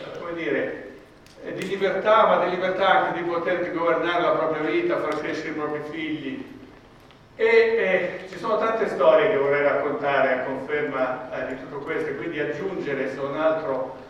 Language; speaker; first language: Italian; native; Italian